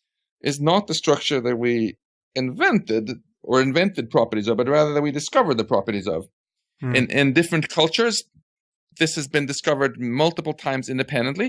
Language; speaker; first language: English; non-native, fluent; Swedish